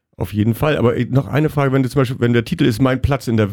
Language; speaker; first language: German; native; German